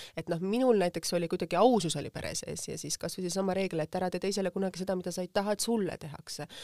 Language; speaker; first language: Estonian; native; Estonian